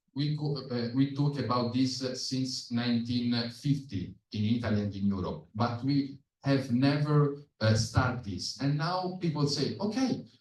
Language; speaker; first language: English; non-native, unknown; Italian